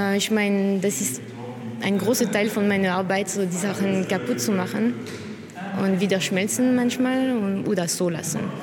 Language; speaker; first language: German; non-native, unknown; French